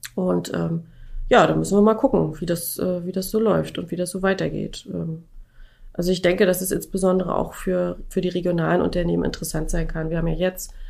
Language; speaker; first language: German; native; German